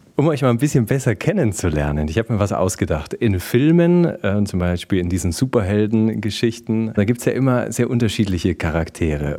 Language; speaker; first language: German; native; German